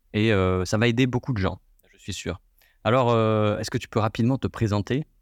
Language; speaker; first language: French; native; French